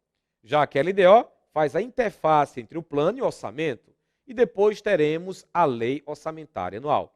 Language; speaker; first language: Portuguese; native; Portuguese